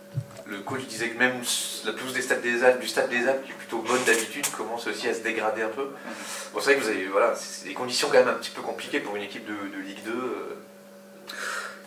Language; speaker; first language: French; native; French